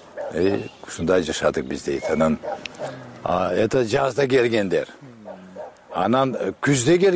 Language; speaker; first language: Kyrgyz; non-native, local second language; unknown